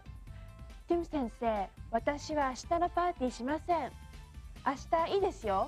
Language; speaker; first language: Japanese; non-native, learner; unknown